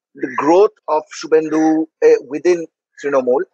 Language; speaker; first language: English; non-native, local second language; Bangla